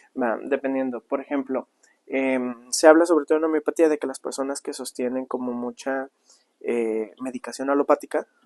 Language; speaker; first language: Spanish; native; Spanish